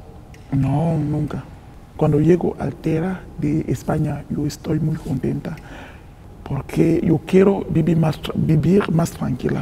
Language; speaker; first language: Spanish; non-native, learner; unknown